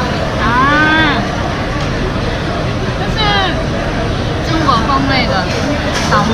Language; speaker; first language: Chinese; non-native, fluent; Korean